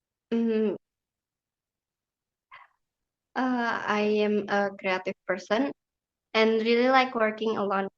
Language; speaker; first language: English; non-native, learner; Indonesian